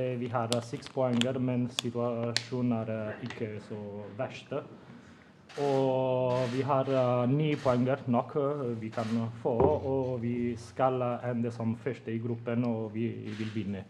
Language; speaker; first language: Norwegian; non-native, fluent; Italian